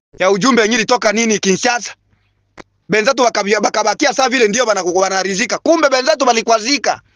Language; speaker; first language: Swahili; non-native, local second language; Bembe